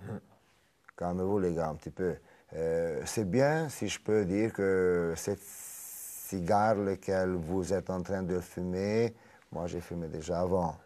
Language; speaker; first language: French; non-native, fluent; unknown